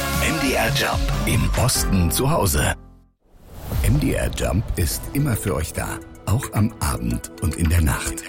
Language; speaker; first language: German; native; German